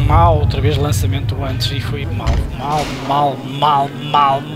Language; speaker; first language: Portuguese; native; Portuguese